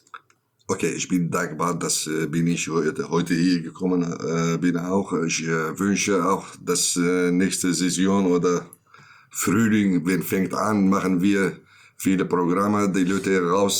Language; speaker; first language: German; non-native, learner; Kurdish